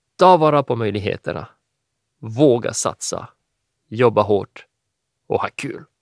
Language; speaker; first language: Swedish; non-native, fluent; French